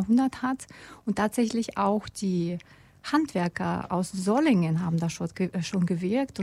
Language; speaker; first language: German; non-native, fluent; Russian